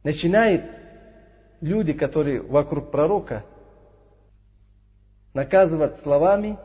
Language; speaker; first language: Russian; non-native, local second language; Uzbek